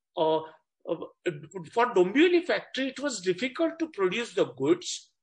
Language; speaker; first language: English; non-native, local second language; Marathi